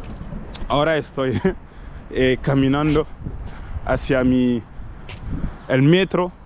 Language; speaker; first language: Spanish; non-native, learner; French